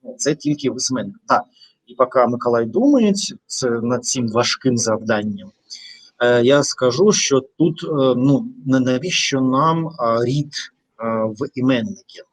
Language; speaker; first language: Ukrainian; non-native, local second language; Russian